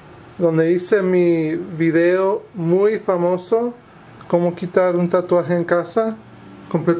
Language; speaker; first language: Spanish; non-native, fluent; English